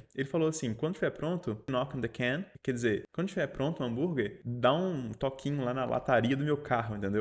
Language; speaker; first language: Portuguese; native; Portuguese